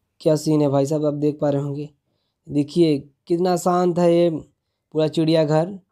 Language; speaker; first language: Hindi; native; Hindi